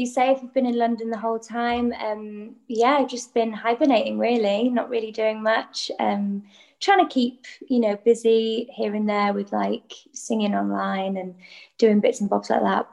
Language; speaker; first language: English; non-native, local second language; Welsh